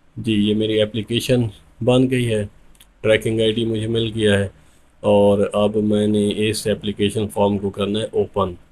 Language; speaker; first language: Urdu; non-native, local second language; Punjabi